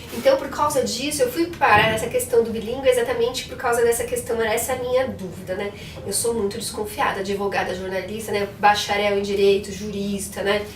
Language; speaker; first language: Portuguese; native; Portuguese